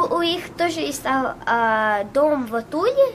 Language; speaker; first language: Russian; early bilingual, heritage; Russian